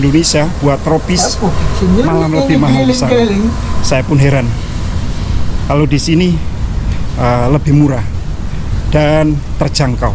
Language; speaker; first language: Indonesian; native; Indonesian